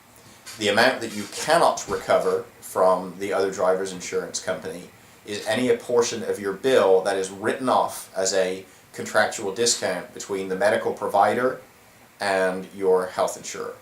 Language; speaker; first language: English; native; English